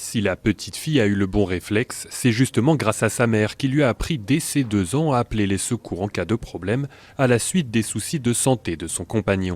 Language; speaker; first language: French; native; French